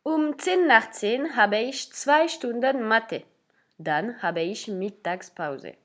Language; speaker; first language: German; non-native, fluent; French